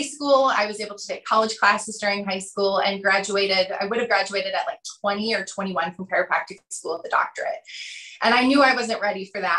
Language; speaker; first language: English; native; English